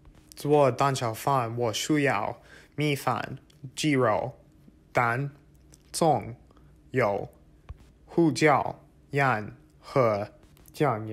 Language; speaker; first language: Chinese; non-native, learner; English